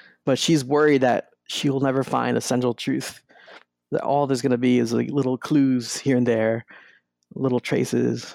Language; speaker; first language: English; non-native, local second language; Spanish